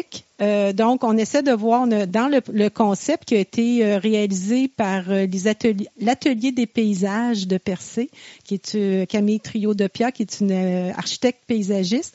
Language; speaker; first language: French; native; French